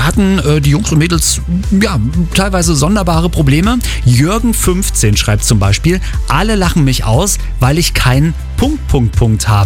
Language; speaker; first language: German; native; German